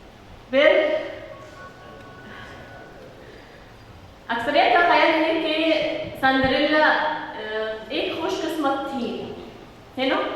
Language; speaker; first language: Hindi; non-native, fluent; Arabic